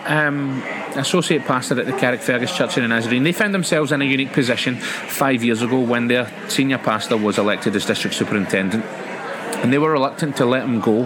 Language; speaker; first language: English; native; English